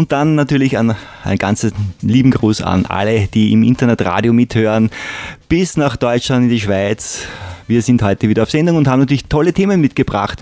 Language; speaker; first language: German; native; German